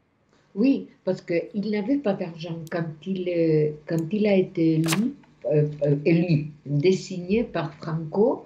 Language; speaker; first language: French; non-native, fluent; Spanish